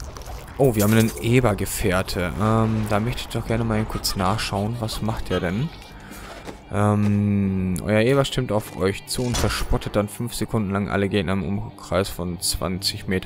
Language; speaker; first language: German; native; German